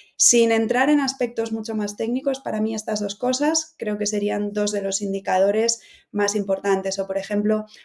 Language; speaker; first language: Spanish; native; Spanish